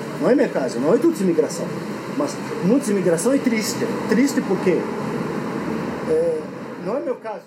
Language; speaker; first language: Portuguese; non-native, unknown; Arabic